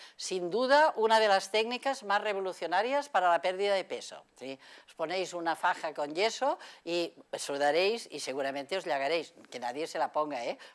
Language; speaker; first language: Spanish; non-native, local second language; Catalan